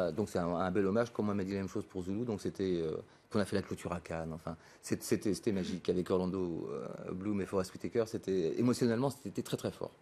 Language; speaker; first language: French; native; French